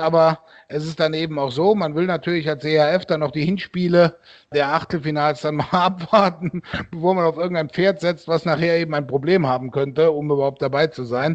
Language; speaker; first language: German; native; German